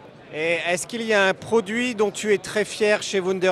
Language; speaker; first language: French; native; French